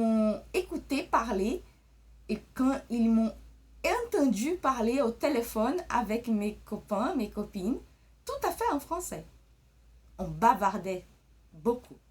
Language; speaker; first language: French; early bilingual, other home language; Portuguese